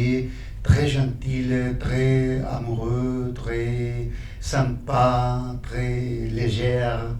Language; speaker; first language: French; non-native, fluent; Spanish